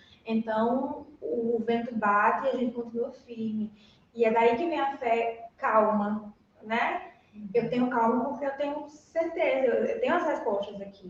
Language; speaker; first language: Portuguese; native; Portuguese